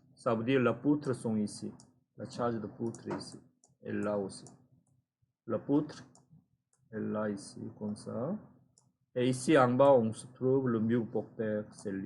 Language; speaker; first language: French; non-native, fluent; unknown